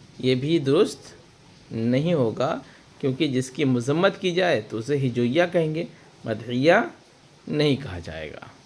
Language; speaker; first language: Urdu; native; Urdu